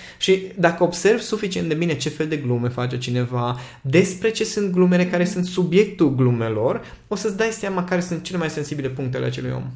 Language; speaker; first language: Romanian; non-native, local second language; Hungarian